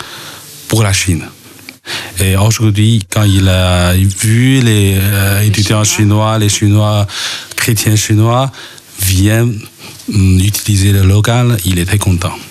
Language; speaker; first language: French; non-native, learner; Chinese